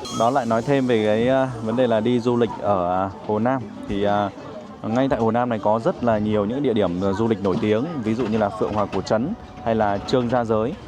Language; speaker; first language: Vietnamese; native; Vietnamese